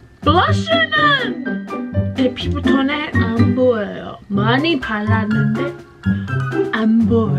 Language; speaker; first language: Korean; non-native, learner; English